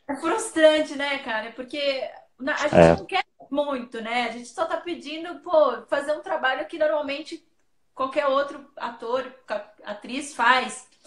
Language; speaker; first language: Portuguese; native; Portuguese